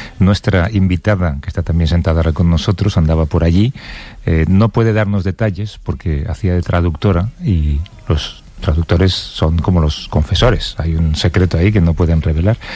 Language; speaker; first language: Spanish; native; Spanish